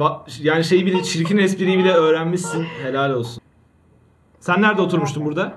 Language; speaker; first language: Turkish; native; Turkish